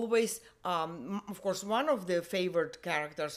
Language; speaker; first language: English; non-native, fluent; Russian